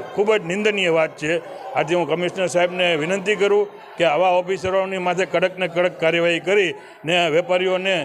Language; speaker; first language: Gujarati; non-native, local second language; Sindhi